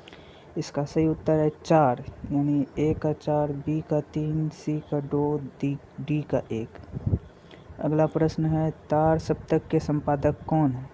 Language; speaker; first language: Hindi; native; Hindi